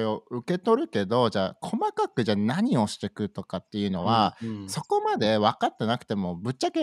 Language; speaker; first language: Japanese; native; Japanese